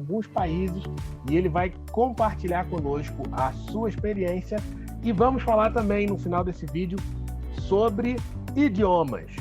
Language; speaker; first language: Portuguese; native; Portuguese